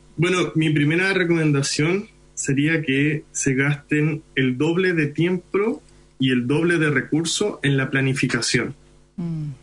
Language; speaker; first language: Spanish; early bilingual, other home language; Hindi